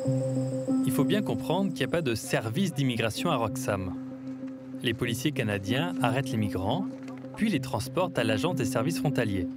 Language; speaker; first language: French; native; French